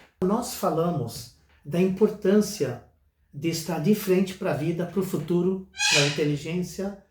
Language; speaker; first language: Portuguese; non-native, fluent; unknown